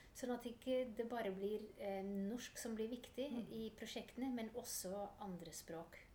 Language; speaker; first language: Norwegian; non-native, fluent; Dutch